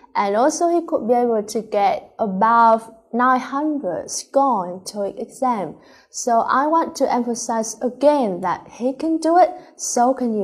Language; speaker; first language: English; non-native, fluent; Vietnamese